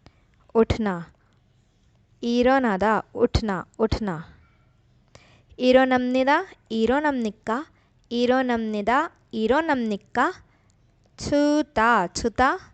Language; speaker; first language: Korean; non-native, learner; Urdu